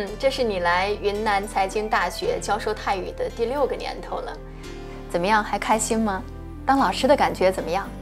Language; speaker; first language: Chinese; native; Chinese